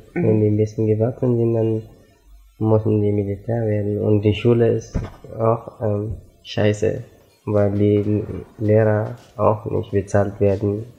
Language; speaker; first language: German; non-native, fluent; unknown